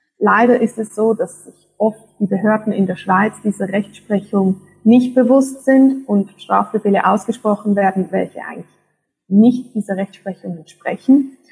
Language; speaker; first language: German; native; German